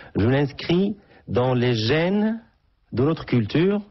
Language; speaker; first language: French; non-native, local second language; Arabic